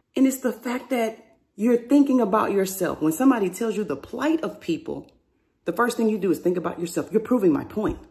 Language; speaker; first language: English; native; English